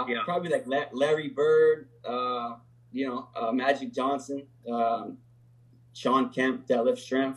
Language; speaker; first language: English; native; English